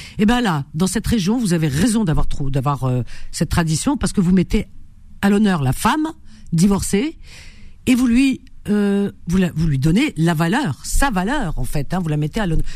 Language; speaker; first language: French; early bilingual, other home language; Arabic